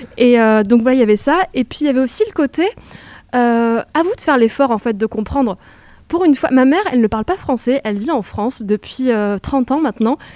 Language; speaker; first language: French; native; French